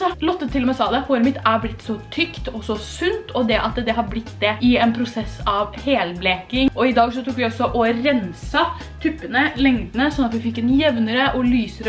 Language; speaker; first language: Norwegian; native; Norwegian